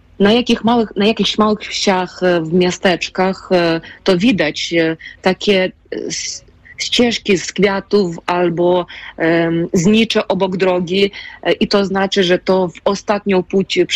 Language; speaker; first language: Polish; non-native, fluent; Ukrainian